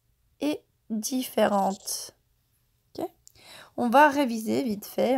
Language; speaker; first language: French; non-native, fluent; English